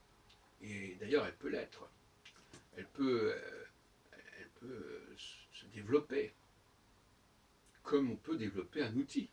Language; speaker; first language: French; native; French